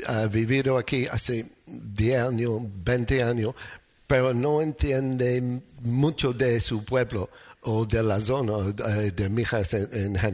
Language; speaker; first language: Spanish; non-native, fluent; English